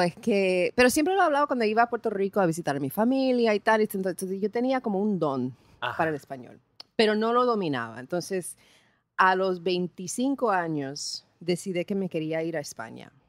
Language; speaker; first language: Spanish; early bilingual, heritage; Spanish